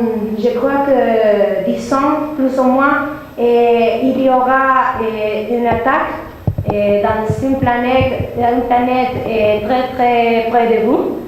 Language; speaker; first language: French; non-native, learner; Spanish